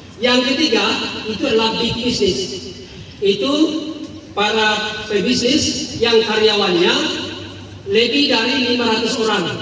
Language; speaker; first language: Indonesian; non-native, local second language; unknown